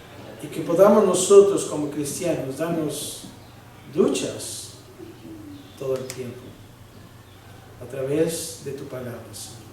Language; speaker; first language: Spanish; early bilingual, heritage; Spanish